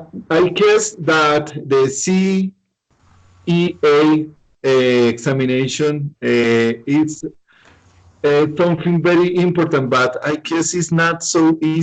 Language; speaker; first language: English; non-native, learner; Spanish